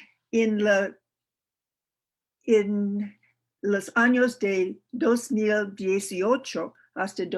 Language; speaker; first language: Spanish; non-native, learner; English